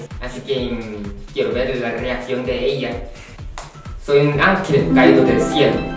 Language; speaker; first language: Spanish; non-native, fluent; Korean